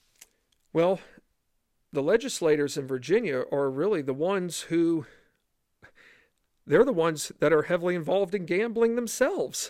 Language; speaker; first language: English; native; English